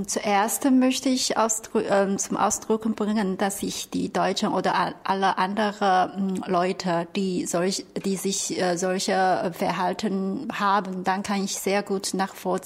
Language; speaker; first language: German; non-native, fluent; Chinese